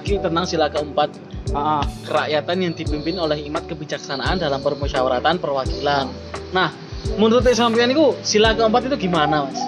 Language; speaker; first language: Indonesian; native; Indonesian